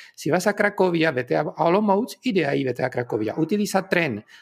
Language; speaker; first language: Spanish; non-native, fluent; Czech